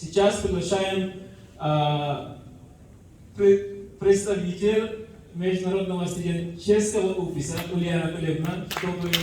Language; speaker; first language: Russian; non-native, fluent; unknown